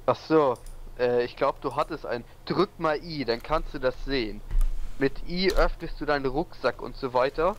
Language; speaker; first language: German; native; German